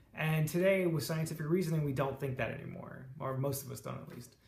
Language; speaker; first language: English; native; English